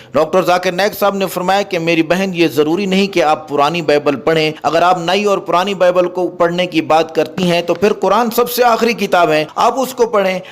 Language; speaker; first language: Urdu; native; Urdu